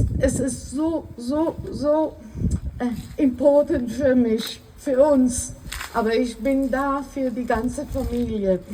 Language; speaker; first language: German; non-native, learner; Hebrew